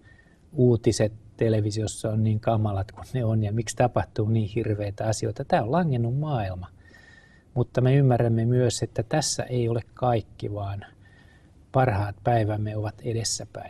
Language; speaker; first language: Finnish; native; Finnish